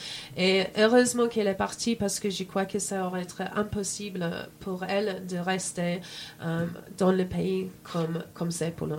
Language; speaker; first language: French; non-native, fluent; English